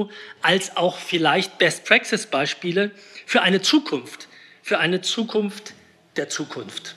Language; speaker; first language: German; native; German